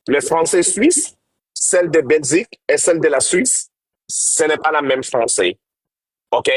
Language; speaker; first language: French; non-native, learner; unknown